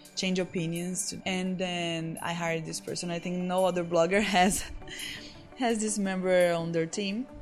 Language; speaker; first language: English; non-native, fluent; Portuguese